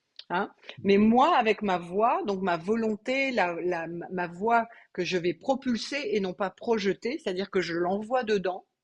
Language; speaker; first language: French; native; French